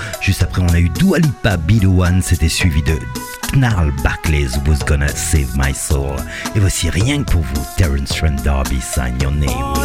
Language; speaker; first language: French; native; French